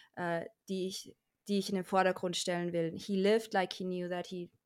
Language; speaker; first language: German; native; German